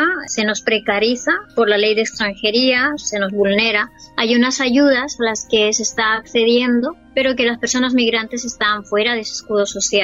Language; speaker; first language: Spanish; native; Spanish